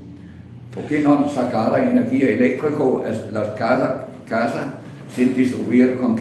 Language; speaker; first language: Spanish; non-native, fluent; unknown